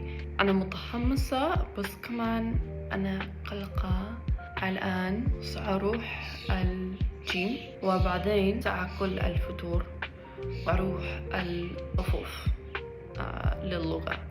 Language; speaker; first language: Arabic; non-native, learner; English